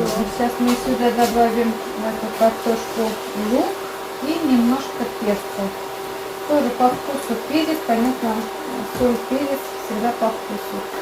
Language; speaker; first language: Russian; non-native, local second language; Bashkir